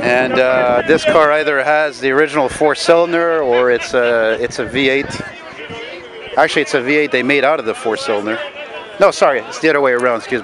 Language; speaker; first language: English; native; English